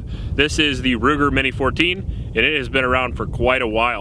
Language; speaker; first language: English; native; English